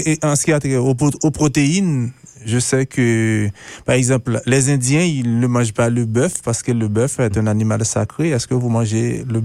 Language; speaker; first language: French; non-native, local second language; Haitian Creole